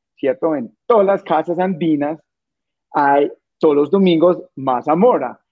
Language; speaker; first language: Spanish; non-native, fluent; English